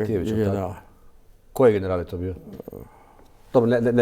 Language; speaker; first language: Croatian; native; Croatian